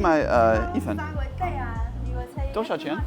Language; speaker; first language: Chinese; non-native, learner; English